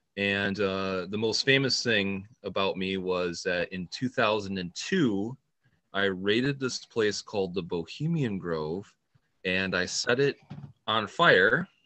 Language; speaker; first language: English; native; English